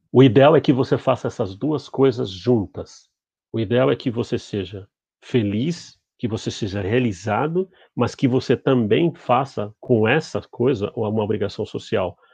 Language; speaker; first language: Portuguese; early bilingual, other home language; Spanish